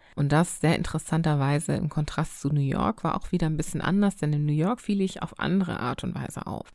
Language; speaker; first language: German; early bilingual, other home language; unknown